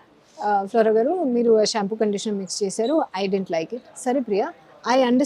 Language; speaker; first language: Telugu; non-native, local second language; Hindi